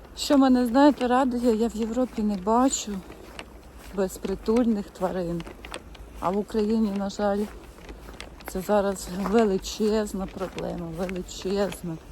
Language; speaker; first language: Ukrainian; native; Ukrainian